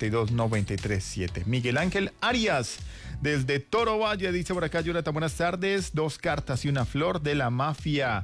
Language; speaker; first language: Spanish; native; Spanish